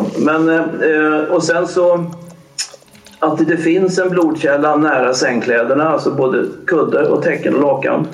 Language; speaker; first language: Swedish; native; Swedish